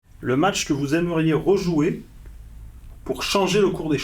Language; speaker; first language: French; native; French